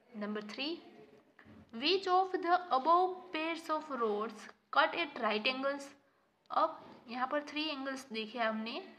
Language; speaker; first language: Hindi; non-native, local second language; Gujarati